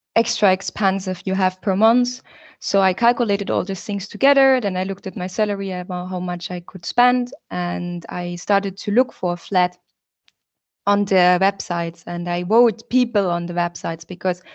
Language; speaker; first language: English; non-native, fluent; German